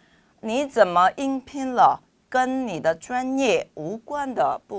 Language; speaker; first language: Chinese; non-native, fluent; Korean